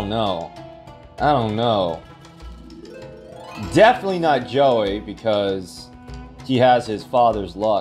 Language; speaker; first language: English; native; English